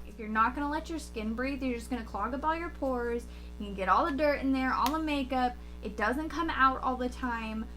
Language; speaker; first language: English; native; English